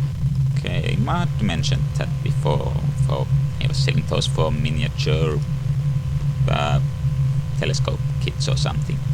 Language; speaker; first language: English; native; English